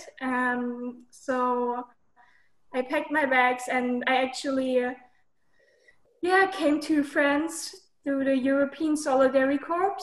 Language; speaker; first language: English; non-native, fluent; German